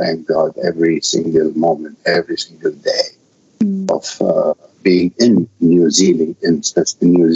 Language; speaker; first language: English; non-native, fluent; Arabic